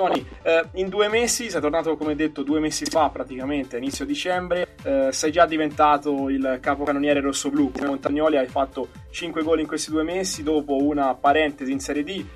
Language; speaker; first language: Italian; native; Italian